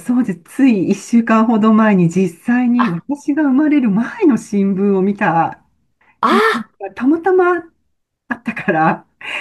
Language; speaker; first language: Japanese; native; Japanese